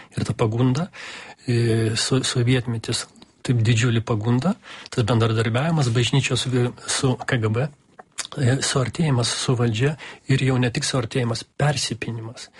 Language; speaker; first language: Lithuanian; non-native, local second language; Russian